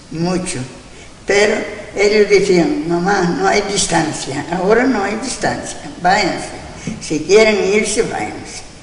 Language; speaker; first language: Spanish; non-native, local second language; Galician